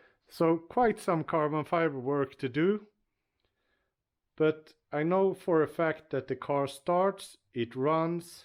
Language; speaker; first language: English; non-native, fluent; Swedish